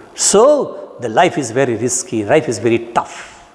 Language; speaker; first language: English; non-native, local second language; Marathi